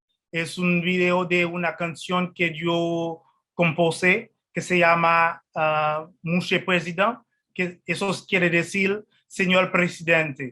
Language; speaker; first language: Spanish; non-native, fluent; Haitian Creole